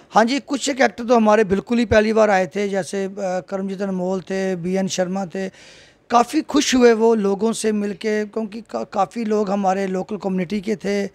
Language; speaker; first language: Hindi; native; Hindi